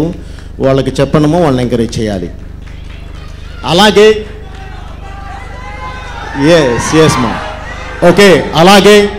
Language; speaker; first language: Telugu; native; Telugu